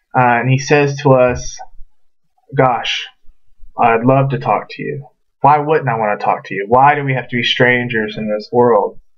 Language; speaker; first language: English; native; English